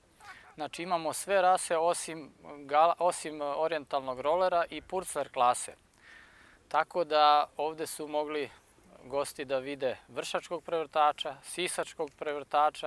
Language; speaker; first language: Bosnian; native; Bosnian